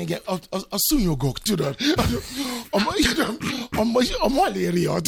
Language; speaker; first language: Hungarian; non-native, fluent; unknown